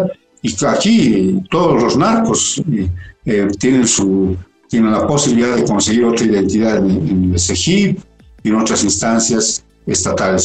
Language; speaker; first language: Spanish; native; Spanish